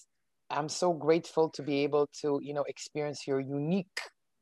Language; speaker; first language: English; non-native, fluent; Hebrew